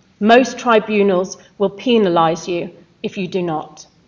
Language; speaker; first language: English; native; English